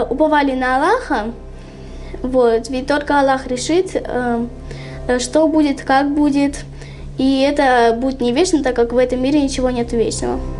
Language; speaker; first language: Russian; native; Russian